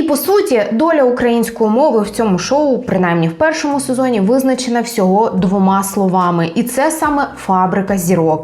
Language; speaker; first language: Ukrainian; native; Ukrainian